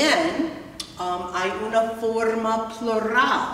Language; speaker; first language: Spanish; non-native, fluent; English